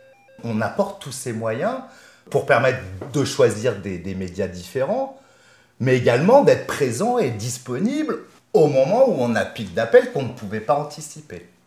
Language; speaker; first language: French; native; French